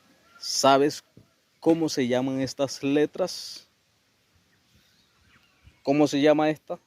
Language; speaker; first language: Spanish; non-native, local second language; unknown